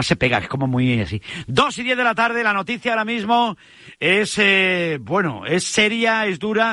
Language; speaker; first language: Spanish; native; Spanish